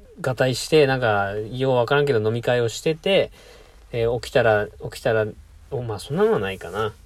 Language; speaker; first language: Japanese; native; Japanese